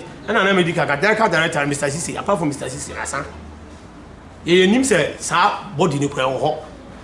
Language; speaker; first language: English; non-native, local second language; Akan